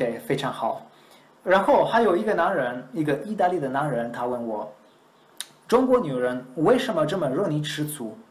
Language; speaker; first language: Chinese; non-native, fluent; Italian